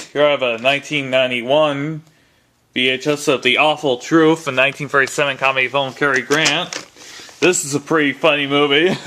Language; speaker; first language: English; native; English